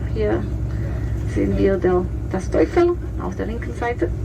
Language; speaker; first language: German; non-native, fluent; Spanish